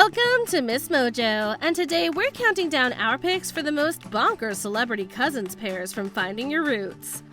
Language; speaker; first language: English; native; English